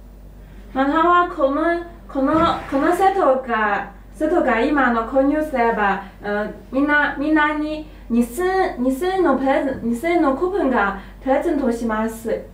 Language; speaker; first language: Japanese; non-native, learner; Chinese